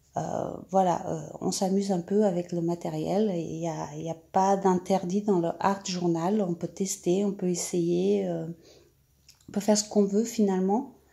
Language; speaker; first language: French; native; French